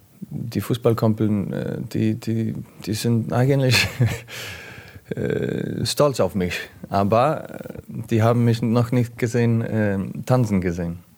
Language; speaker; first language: German; non-native, learner; Icelandic